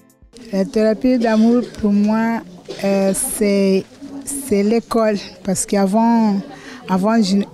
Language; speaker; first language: French; non-native, learner; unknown